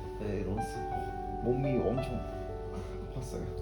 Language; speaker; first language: Korean; non-native, learner; Khmer